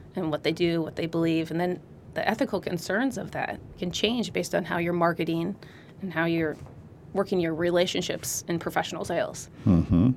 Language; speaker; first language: English; native; English